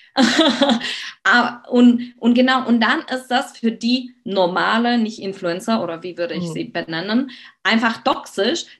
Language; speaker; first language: German; non-native, fluent; Slovak